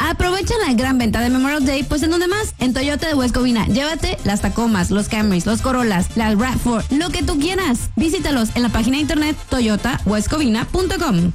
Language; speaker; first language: Spanish; native; Spanish